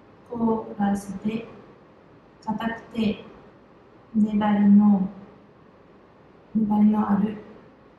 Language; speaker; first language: Japanese; non-native, learner; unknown